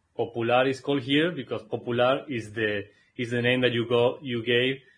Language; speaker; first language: English; non-native, fluent; Spanish